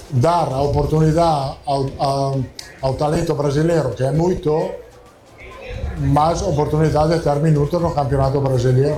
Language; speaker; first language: Portuguese; non-native, learner; Italian